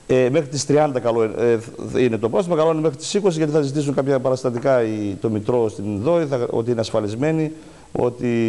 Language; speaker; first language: Greek; native; Greek